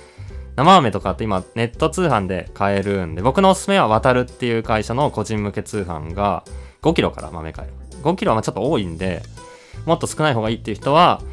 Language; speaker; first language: Japanese; native; Japanese